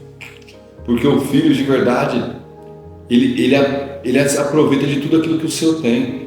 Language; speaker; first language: Portuguese; native; Portuguese